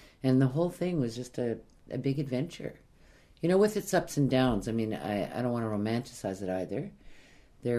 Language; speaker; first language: English; native; English